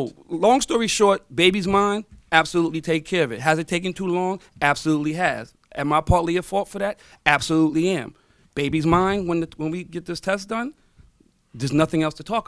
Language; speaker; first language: English; native; English